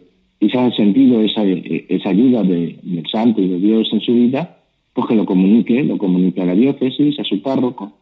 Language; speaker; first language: Spanish; native; Spanish